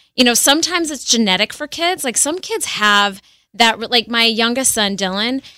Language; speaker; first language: English; native; English